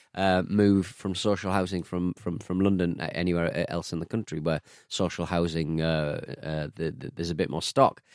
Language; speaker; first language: English; native; English